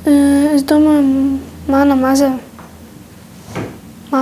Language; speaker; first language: Latvian; non-native, learner; Russian